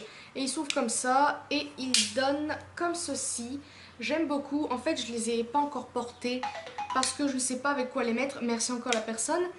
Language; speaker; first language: French; native; French